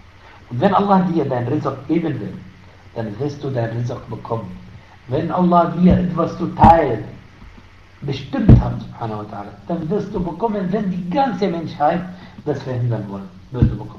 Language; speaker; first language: German; non-native, fluent; Arabic